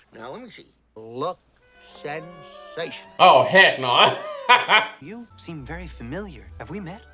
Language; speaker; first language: English; native; English